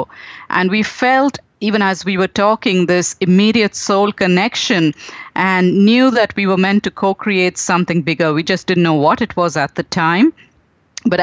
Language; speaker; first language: English; non-native, local second language; Tamil